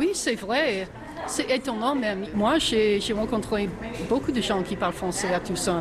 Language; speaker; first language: French; non-native, fluent; English